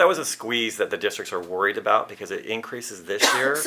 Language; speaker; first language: English; native; English